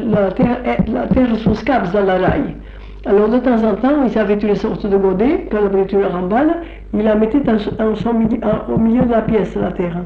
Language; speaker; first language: French; native; French